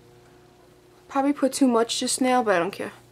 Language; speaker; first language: English; native; English